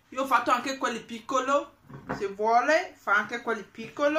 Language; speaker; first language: Italian; non-native, learner; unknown